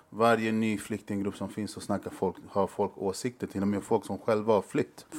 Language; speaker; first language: Swedish; early bilingual, other home language; Spanish